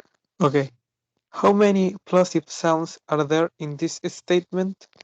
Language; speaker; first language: English; non-native, fluent; Spanish